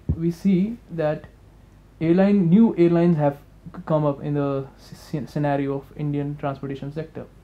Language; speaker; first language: English; non-native, local second language; Hindi